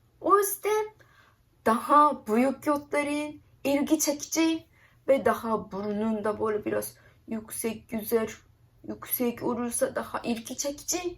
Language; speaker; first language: Turkish; non-native, learner; Japanese